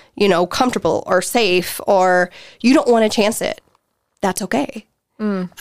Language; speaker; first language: English; native; English